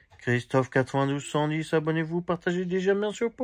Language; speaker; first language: French; native; French